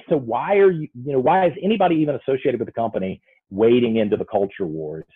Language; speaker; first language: English; native; English